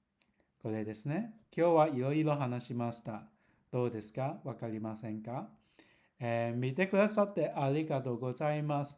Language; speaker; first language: Japanese; non-native, learner; Cantonese